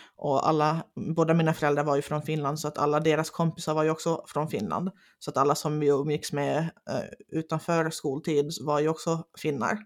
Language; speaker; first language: Swedish; non-native, local second language; Finnish